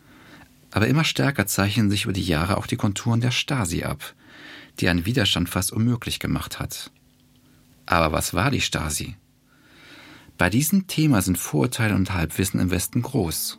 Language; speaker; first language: German; native; German